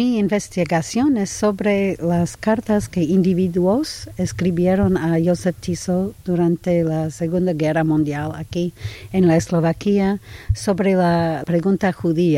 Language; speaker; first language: Spanish; non-native, fluent; English